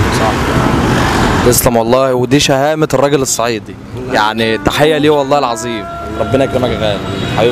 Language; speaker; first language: Arabic; native; Arabic